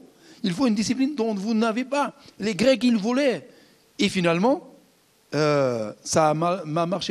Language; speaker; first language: French; non-native, fluent; Portuguese